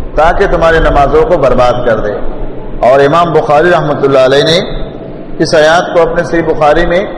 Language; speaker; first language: Urdu; non-native, local second language; Pashto